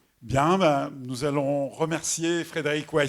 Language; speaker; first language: French; native; French